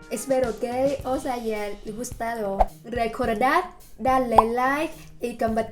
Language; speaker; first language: Spanish; non-native, learner; Vietnamese